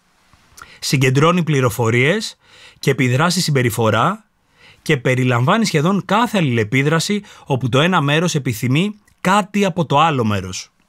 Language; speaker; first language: Greek; native; Greek